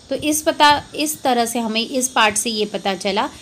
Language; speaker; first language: Hindi; non-native, local second language; Marathi